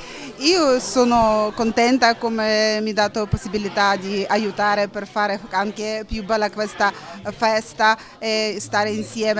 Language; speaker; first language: Italian; non-native, learner; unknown